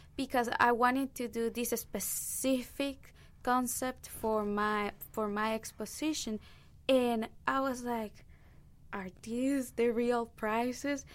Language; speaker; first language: English; non-native, fluent; Spanish